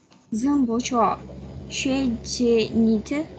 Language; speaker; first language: Chinese; non-native, learner; Malay